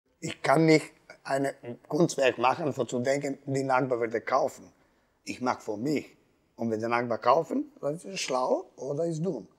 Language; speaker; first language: German; non-native, learner; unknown